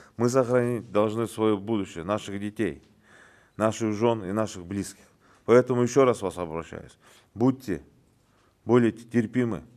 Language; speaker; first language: Russian; non-native, local second language; Kyrgyz